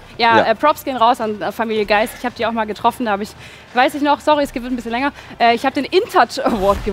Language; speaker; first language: German; native; German